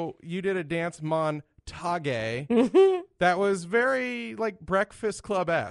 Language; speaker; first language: English; native; English